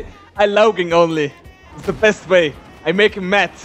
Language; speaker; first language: English; non-native, learner; Turkish